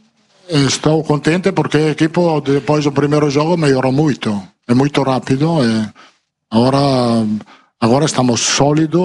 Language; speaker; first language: Portuguese; non-native, fluent; Italian